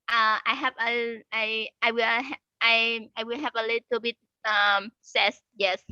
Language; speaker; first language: English; non-native, learner; Vietnamese